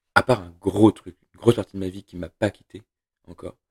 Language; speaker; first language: French; native; French